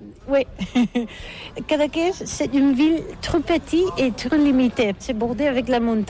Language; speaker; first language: French; non-native, learner; Catalan